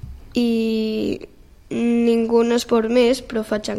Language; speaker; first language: Catalan; non-native, local second language; Spanish